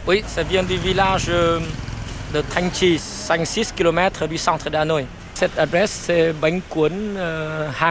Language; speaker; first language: French; non-native, fluent; Vietnamese